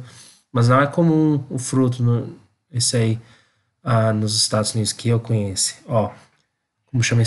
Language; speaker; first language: Portuguese; non-native, learner; English